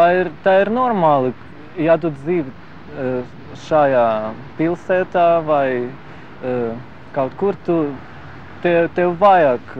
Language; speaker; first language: Latvian; non-native, local second language; Russian